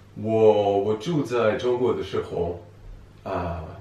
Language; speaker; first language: Chinese; non-native, fluent; French